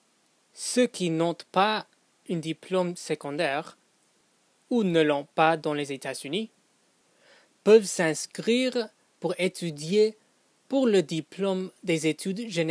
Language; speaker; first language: French; non-native, fluent; English